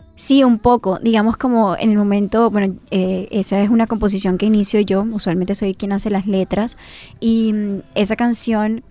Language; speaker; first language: Spanish; native; Spanish